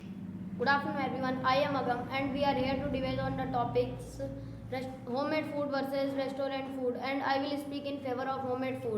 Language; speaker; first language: English; non-native, learner; Hindi